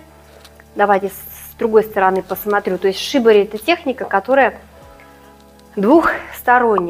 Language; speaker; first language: Russian; native; Russian